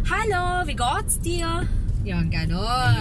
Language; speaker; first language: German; non-native, learner; Filipino